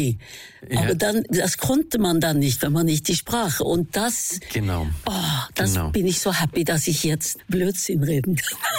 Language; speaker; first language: German; non-native, fluent; Norwegian